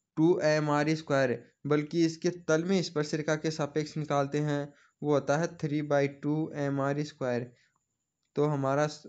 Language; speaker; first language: Hindi; native; Hindi